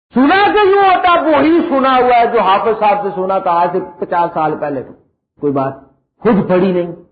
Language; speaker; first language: Urdu; native; Urdu